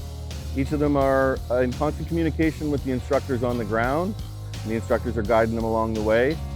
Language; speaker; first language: English; native; English